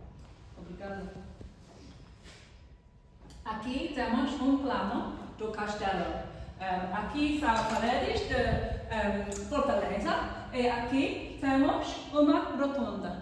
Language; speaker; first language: Portuguese; non-native, learner; English